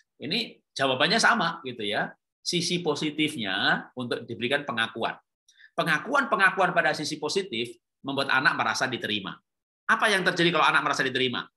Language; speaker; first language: Indonesian; native; Indonesian